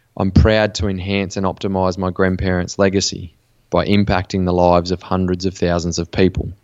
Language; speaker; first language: English; native; English